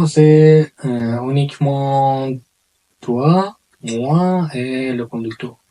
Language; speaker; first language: French; non-native, learner; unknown